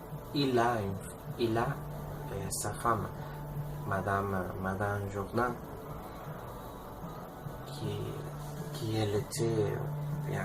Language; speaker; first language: French; non-native, learner; Spanish